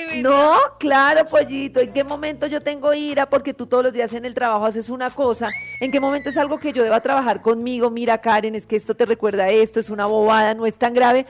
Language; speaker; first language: Spanish; native; Spanish